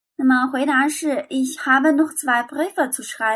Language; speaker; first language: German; non-native, fluent; Chinese